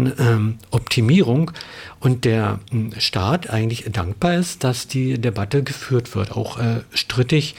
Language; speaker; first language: German; native; German